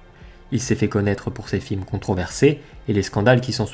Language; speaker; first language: French; native; French